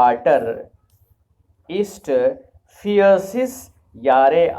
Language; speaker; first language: German; non-native, learner; Urdu